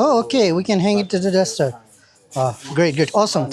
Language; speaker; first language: English; non-native, learner; Bangla